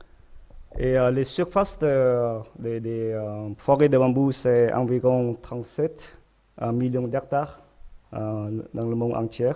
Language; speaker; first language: French; non-native, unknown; Vietnamese